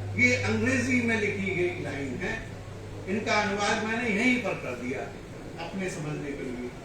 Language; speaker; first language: Hindi; non-native, local second language; Rajasthani